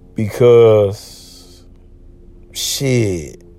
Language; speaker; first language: English; native; English